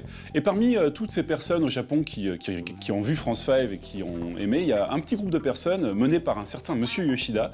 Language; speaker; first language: French; native; French